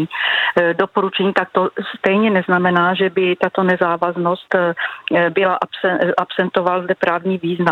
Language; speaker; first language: Czech; native; Czech